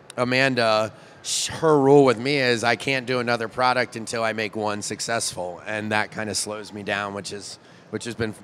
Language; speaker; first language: English; native; English